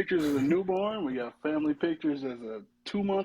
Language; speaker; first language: English; native; English